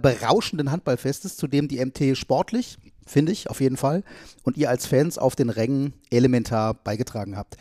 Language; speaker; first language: German; native; German